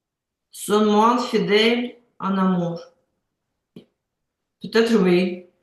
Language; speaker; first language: French; non-native, learner; Ukrainian